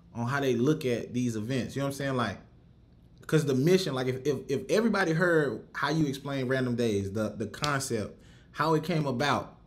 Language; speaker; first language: English; native; English